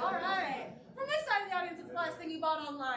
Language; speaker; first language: English; native; English